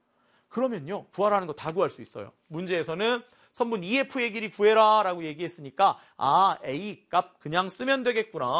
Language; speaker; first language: Korean; native; Korean